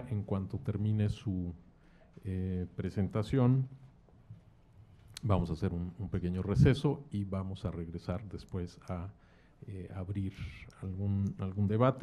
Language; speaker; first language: Spanish; native; Spanish